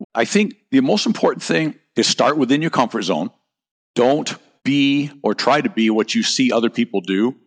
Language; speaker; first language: English; native; English